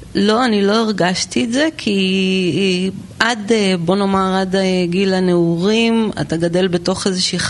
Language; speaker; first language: Hebrew; native; Hebrew